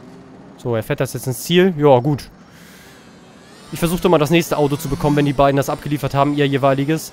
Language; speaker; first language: German; native; German